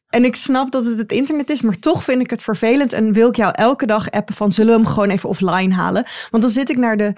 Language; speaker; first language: Dutch; native; Dutch